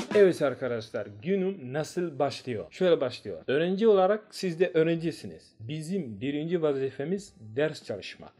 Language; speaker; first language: Turkish; non-native, fluent; Swahili